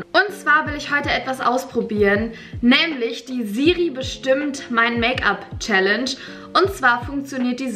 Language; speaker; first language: German; native; German